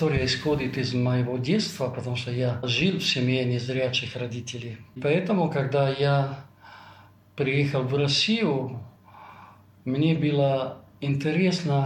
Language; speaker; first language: Russian; non-native, fluent; Italian